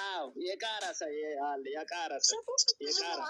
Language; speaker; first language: Amharic; non-native, local second language; Oromo